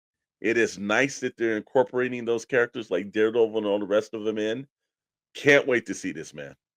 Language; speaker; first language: English; native; English